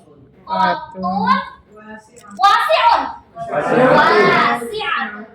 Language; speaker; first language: Arabic; non-native, fluent; Indonesian